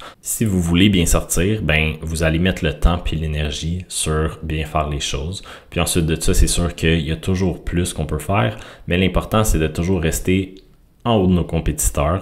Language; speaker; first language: French; native; French